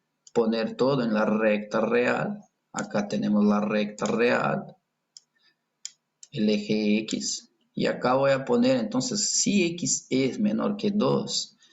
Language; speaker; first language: Spanish; non-native, fluent; Portuguese